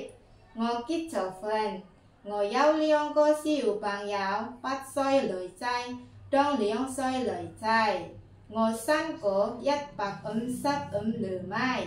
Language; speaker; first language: Cantonese; non-native, learner; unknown